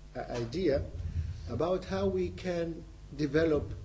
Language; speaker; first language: English; non-native, fluent; Arabic